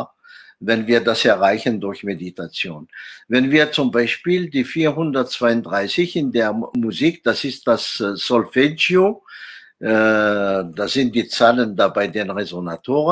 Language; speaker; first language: German; non-native, fluent; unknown